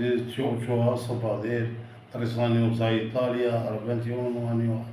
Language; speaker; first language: Spanish; non-native, learner; Arabic